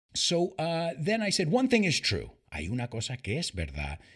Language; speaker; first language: English; native; English